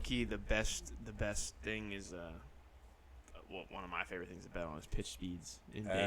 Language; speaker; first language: English; native; English